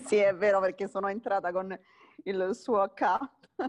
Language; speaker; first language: Italian; non-native, local second language; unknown